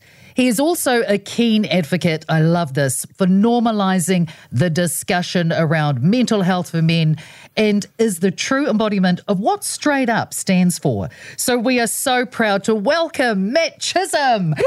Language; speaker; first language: English; non-native, local second language; Samoan